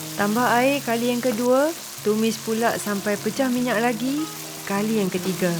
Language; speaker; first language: Malay; native; Malay